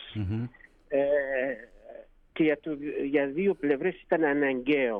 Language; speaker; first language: Greek; non-native, fluent; Kurdish